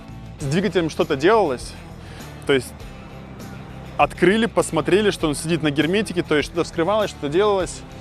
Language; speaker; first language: Russian; native; Russian